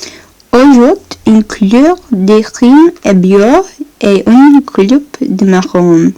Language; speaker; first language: French; non-native, learner; English